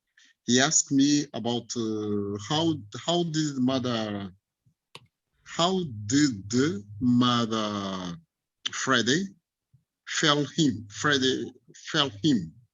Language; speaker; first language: English; non-native, learner; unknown